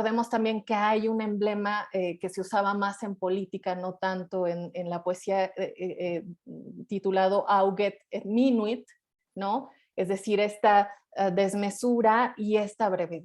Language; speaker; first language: Spanish; native; Spanish